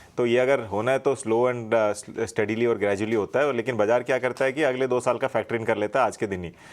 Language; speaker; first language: Hindi; non-native, local second language; Tamil